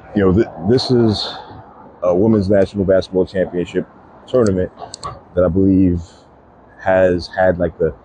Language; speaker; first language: English; native; English